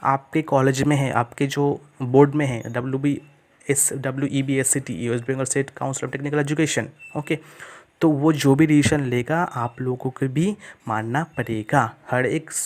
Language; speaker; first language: Hindi; non-native, local second language; Bangla